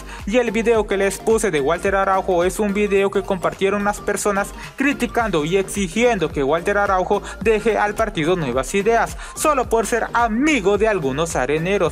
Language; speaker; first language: Spanish; native; Spanish